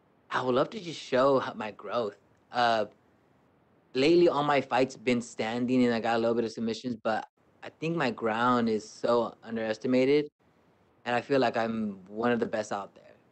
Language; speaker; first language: English; non-native, fluent; Spanish